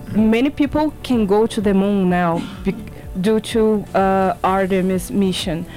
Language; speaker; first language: English; non-native, fluent; Portuguese